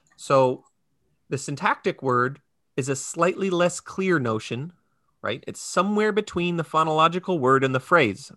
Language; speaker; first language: English; native; English